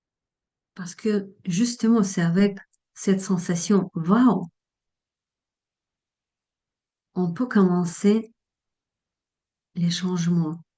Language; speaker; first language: French; non-native, fluent; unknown